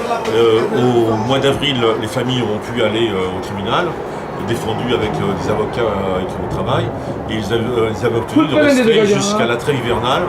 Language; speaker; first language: French; native; French